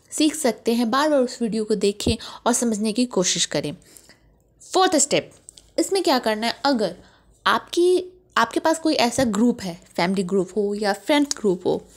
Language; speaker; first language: Hindi; native; Hindi